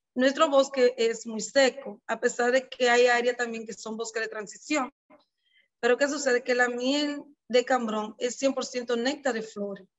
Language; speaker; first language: Spanish; native; Spanish